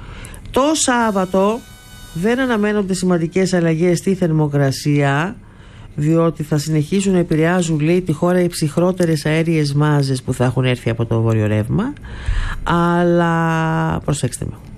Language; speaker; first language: Greek; native; Greek